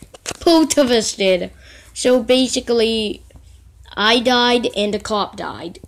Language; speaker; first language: English; native; English